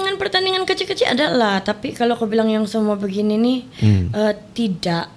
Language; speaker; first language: Malay; native; Malay